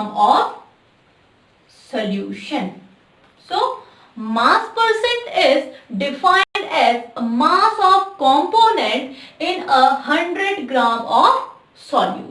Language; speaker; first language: English; non-native, local second language; Hindi